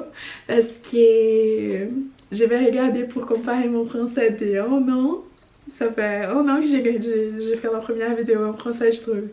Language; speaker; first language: French; non-native, fluent; Portuguese